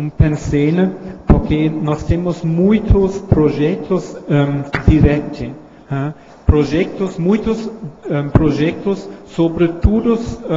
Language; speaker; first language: Portuguese; non-native, learner; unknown